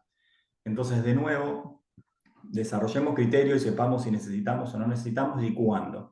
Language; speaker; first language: Spanish; native; Spanish